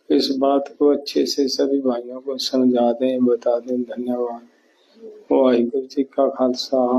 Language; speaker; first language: Hindi; non-native, local second language; Punjabi